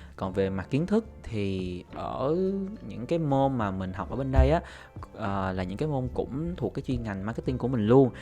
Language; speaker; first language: Vietnamese; native; Vietnamese